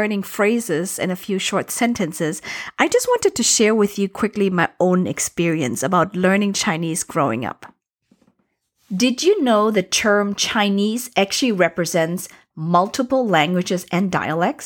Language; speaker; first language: English; non-native, fluent; Cantonese